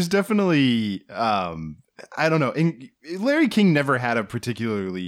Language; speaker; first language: English; native; English